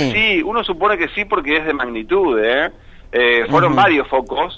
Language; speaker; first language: Spanish; native; Spanish